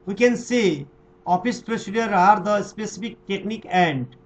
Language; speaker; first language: English; non-native, local second language; Nepali